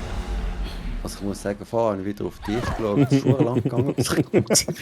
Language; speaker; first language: German; native; German